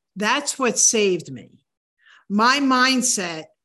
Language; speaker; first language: English; native; English